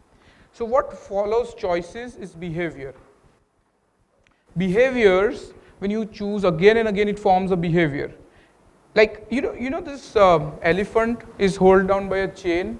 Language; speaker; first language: English; non-native, local second language; Gujarati